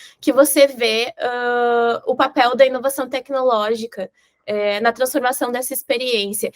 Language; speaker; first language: Portuguese; native; Portuguese